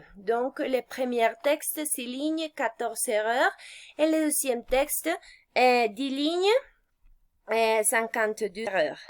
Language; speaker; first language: French; non-native, fluent; Spanish